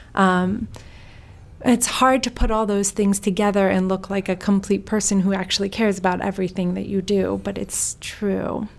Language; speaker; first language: English; early bilingual, heritage; Swedish